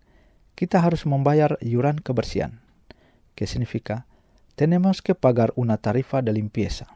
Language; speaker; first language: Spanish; non-native, fluent; Indonesian